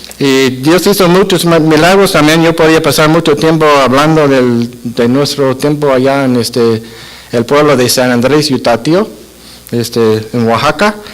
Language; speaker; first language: Spanish; non-native, fluent; English